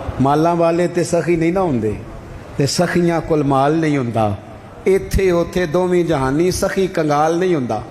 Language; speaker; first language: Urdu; non-native, local second language; Punjabi